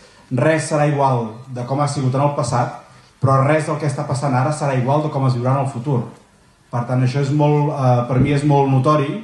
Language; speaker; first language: Catalan; native; Catalan